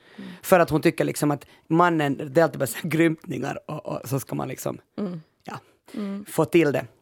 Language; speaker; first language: Swedish; native; Swedish